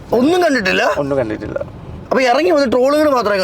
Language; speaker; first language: Malayalam; native; Malayalam